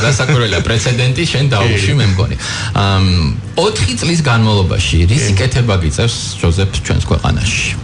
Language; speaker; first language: Georgian; native; Georgian